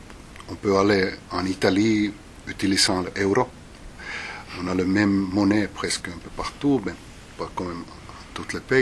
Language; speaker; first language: French; non-native, fluent; Finnish